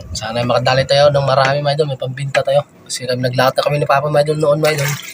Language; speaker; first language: Filipino; non-native, local second language; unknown